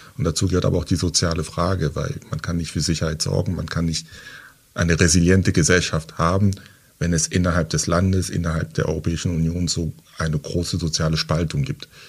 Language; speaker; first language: German; early bilingual, other home language; French